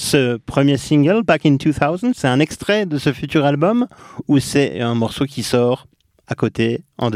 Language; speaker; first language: French; native; French